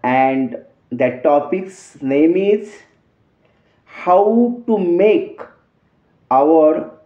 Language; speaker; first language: English; non-native, local second language; Marathi